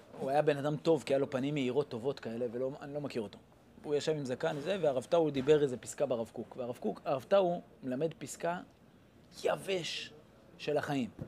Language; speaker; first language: Hebrew; native; Hebrew